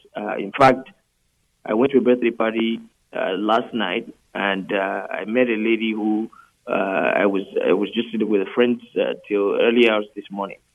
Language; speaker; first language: English; non-native, local second language; Yoruba